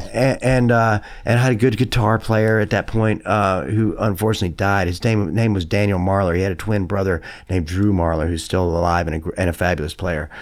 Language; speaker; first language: English; native; English